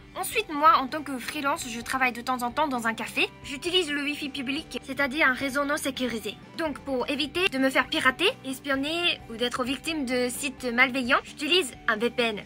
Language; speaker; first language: French; non-native, fluent; Japanese